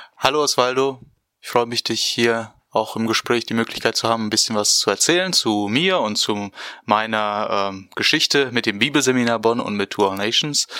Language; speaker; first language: German; native; German